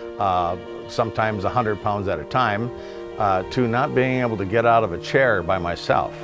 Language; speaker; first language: English; native; English